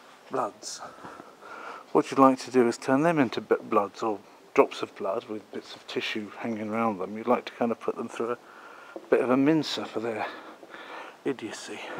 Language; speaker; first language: English; native; English